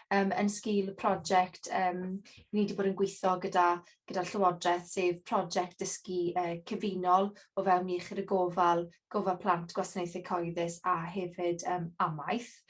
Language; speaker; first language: Welsh; native; Welsh